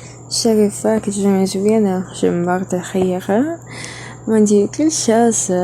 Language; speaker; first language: French; non-native, learner; Spanish